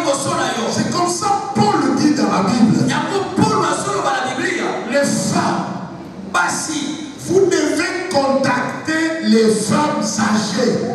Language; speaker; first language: French; non-native, local second language; Lingala